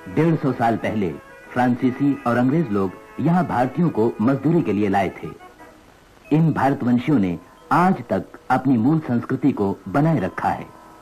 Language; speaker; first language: Hindi; native; Hindi